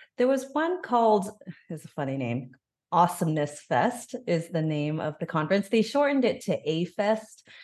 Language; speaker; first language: English; native; English